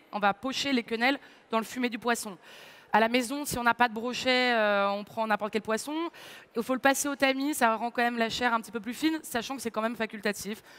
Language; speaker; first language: French; native; French